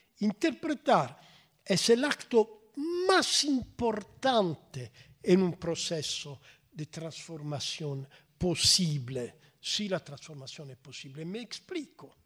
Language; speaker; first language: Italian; native; Italian